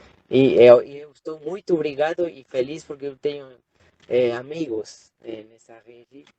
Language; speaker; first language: Portuguese; non-native, fluent; Spanish